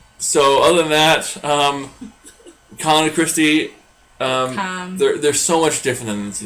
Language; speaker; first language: English; native; English